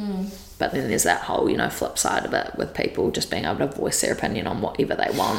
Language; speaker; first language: English; native; English